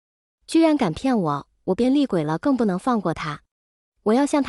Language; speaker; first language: Chinese; native; Chinese